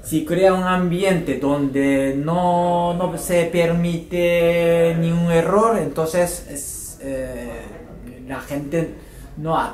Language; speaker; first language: Spanish; non-native, fluent; Japanese